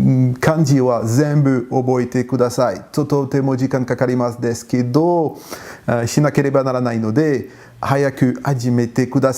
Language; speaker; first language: Japanese; non-native, learner; French